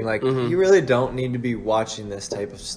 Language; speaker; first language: English; native; English